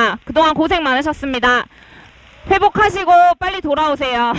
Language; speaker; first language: Korean; native; Korean